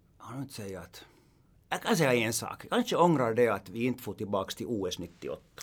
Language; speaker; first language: Swedish; non-native, local second language; Finnish